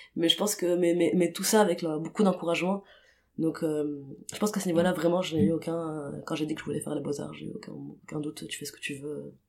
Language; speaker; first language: French; non-native, local second language; Arabic